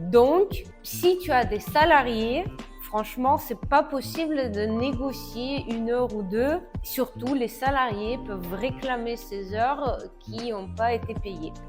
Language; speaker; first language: French; non-native, fluent; Russian